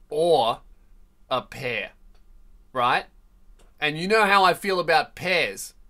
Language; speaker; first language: English; native; English